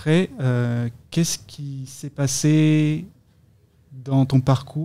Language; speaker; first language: French; native; French